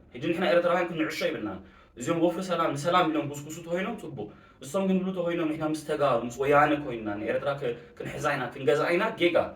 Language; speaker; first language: Tigrinya; early bilingual, heritage; Tigrinya